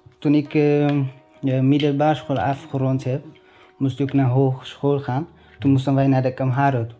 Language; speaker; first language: Dutch; non-native, learner; Tigrinya